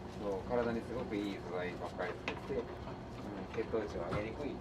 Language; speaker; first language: Japanese; native; Japanese